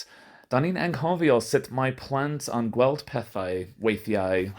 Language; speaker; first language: Welsh; non-native, learner; English